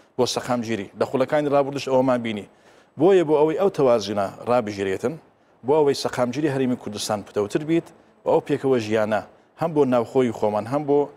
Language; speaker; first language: Central Kurdish; non-native, local second language; Turkmen